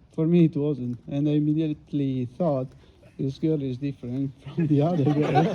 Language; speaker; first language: English; non-native, fluent; Italian